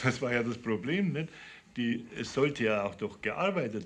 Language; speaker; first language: German; native; German